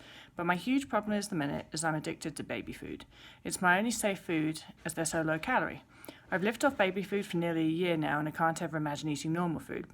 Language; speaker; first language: English; native; English